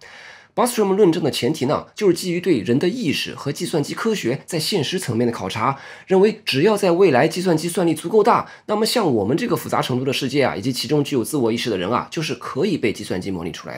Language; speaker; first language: Chinese; native; Chinese